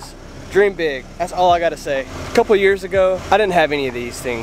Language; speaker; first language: English; native; English